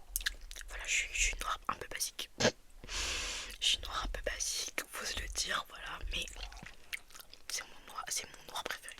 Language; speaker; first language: French; native; French